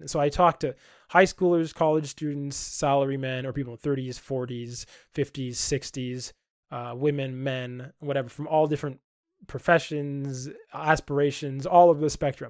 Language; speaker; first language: English; native; English